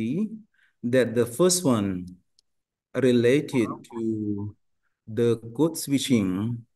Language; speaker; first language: English; non-native, learner; Indonesian